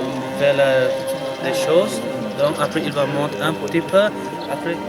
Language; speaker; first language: French; non-native, learner; Tibetan